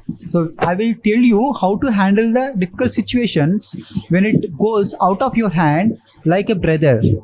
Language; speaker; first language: English; non-native, local second language; Telugu